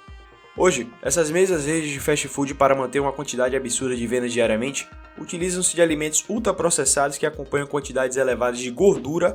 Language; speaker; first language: Portuguese; native; Portuguese